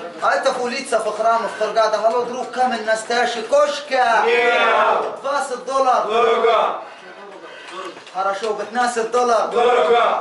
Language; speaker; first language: Russian; non-native, learner; Arabic